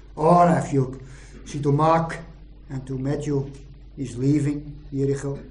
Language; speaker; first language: English; non-native, fluent; Dutch